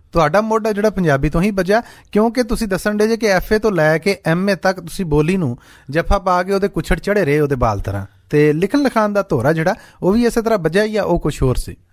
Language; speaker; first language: Punjabi; native; Punjabi